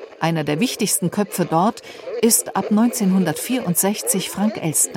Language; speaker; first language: German; native; German